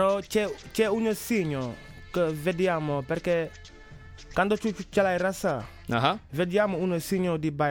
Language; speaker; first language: Italian; non-native, learner; Wolof